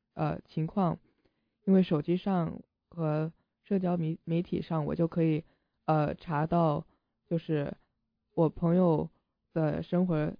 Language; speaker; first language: Chinese; early bilingual, heritage; Chinese